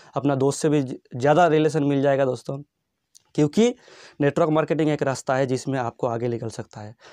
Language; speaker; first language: Hindi; non-native, local second language; Bangla